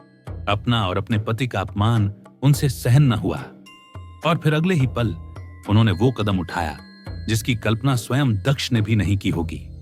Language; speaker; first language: Hindi; native; Hindi